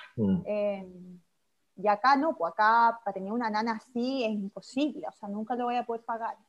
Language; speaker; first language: Spanish; native; Spanish